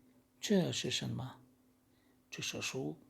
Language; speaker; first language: Chinese; non-native, learner; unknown